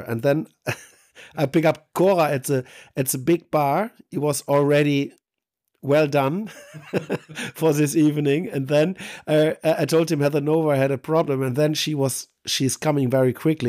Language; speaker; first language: English; non-native, fluent; German